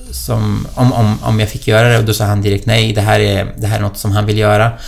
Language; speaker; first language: Swedish; non-native, fluent; Kurdish